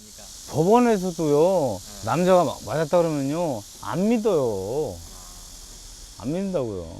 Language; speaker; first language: Korean; native; Korean